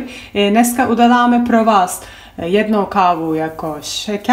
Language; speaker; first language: Czech; non-native, fluent; Turkish